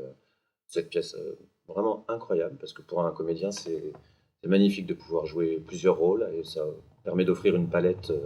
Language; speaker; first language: French; native; French